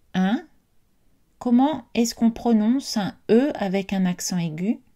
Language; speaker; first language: French; native; French